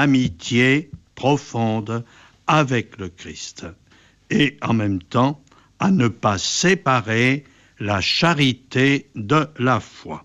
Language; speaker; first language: French; native; French